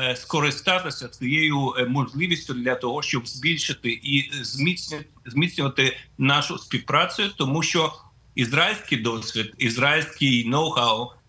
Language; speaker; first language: Ukrainian; non-native, fluent; Russian